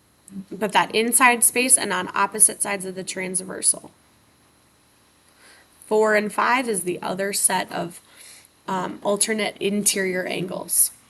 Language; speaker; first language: English; native; English